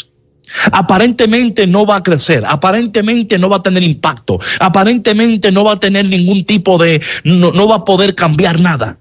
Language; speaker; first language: Spanish; native; Spanish